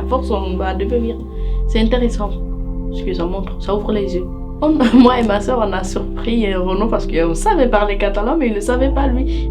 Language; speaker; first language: French; non-native, local second language; Fula